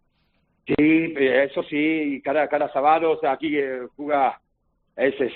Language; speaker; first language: Spanish; non-native, learner; Czech